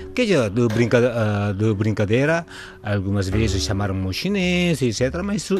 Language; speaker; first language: Portuguese; non-native, fluent; Korean